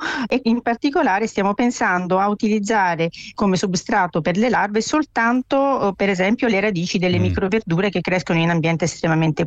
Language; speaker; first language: Italian; native; Italian